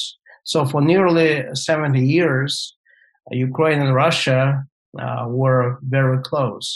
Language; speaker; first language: English; non-native, fluent; Russian